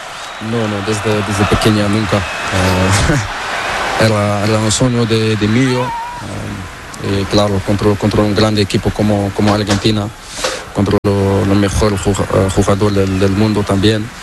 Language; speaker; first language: Spanish; non-native, learner; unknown